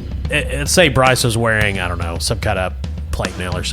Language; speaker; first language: English; native; English